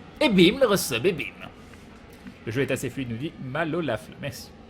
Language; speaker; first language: French; native; French